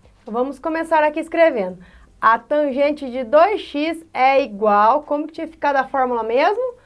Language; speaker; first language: Portuguese; native; Portuguese